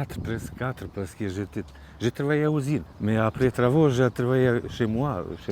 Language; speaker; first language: French; non-native, learner; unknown